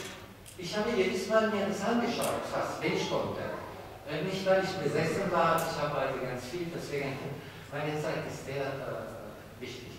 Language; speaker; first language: German; non-native, fluent; Italian